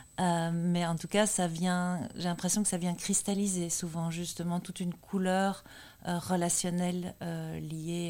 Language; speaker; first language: French; native; French